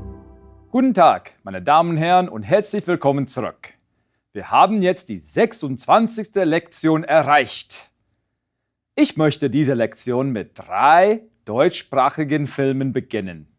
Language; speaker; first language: German; non-native, fluent; English